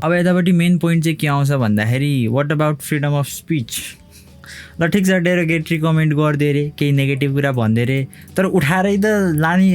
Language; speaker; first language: Nepali; native; Nepali